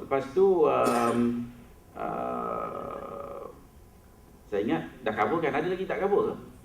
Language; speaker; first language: Malay; native; Malay